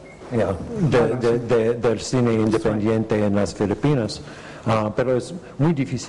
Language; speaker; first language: Spanish; non-native, fluent; English